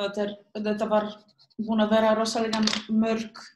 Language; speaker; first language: Icelandic; non-native, fluent; Polish